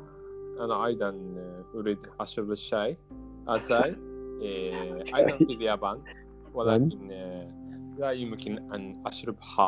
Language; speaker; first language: Arabic; non-native, learner; Japanese